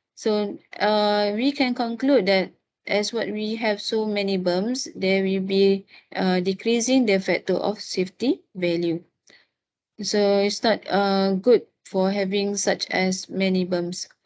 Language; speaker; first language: English; non-native, local second language; Malay